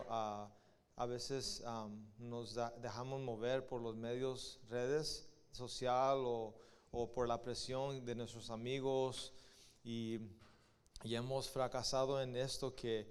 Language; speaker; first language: Spanish; early bilingual, heritage; Spanish